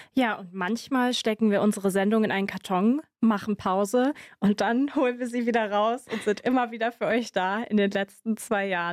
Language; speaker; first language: German; native; German